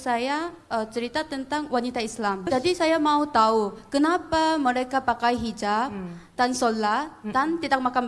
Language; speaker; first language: Indonesian; non-native, fluent; Korean